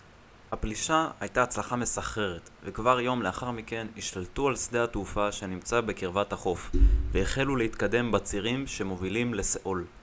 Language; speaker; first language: Hebrew; native; Hebrew